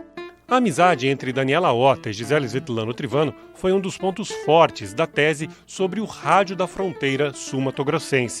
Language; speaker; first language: Portuguese; native; Portuguese